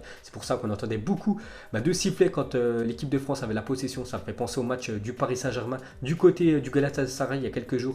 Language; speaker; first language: French; native; French